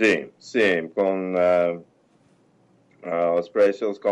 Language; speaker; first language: Portuguese; non-native, fluent; English